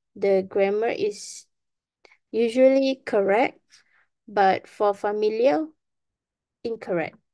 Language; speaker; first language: English; non-native, local second language; Malay